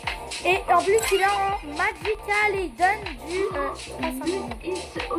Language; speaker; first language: French; native; French